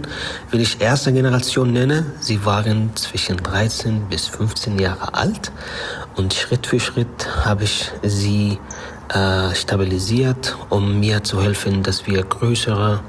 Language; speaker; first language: German; non-native, learner; Arabic